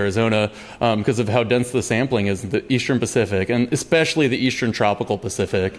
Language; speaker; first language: English; native; English